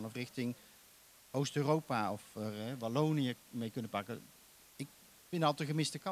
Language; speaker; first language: Dutch; native; Dutch